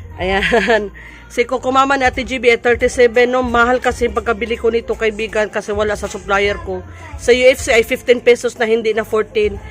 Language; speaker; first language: Filipino; non-native, local second language; Cebuano